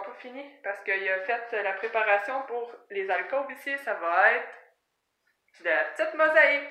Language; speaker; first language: French; native; French